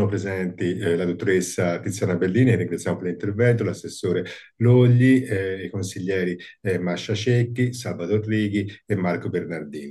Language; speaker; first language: Italian; native; Italian